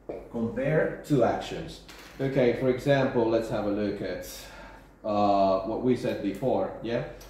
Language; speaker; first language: English; non-native, fluent; Spanish